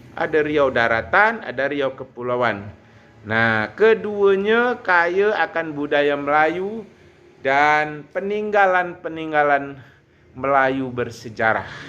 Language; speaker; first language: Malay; native; Malay